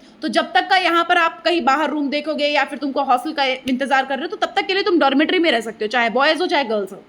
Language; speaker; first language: Hindi; native; Hindi